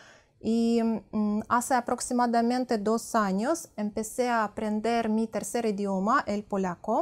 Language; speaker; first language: Spanish; non-native, fluent; Russian